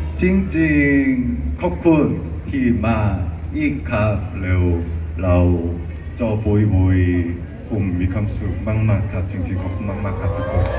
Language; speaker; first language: Thai; non-native, learner; Korean